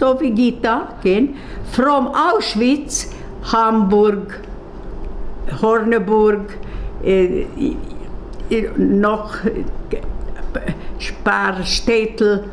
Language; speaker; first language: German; non-native, learner; Hungarian